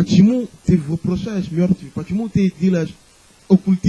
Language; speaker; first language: Russian; non-native, fluent; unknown